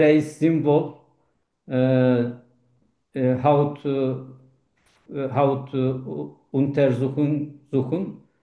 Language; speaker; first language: German; non-native, learner; Turkish